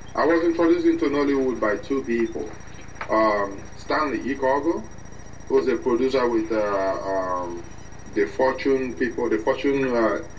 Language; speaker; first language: English; non-native, local second language; Igbo